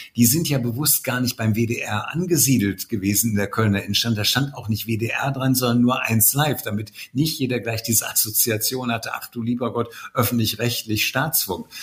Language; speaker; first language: German; native; German